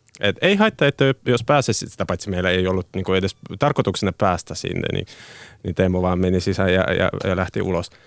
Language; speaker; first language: Finnish; non-native, fluent; Russian